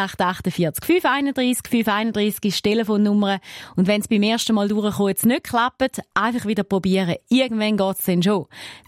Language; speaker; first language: German; native; German